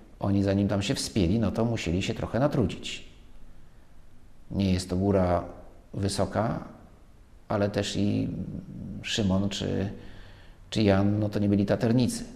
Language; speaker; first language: Polish; native; Polish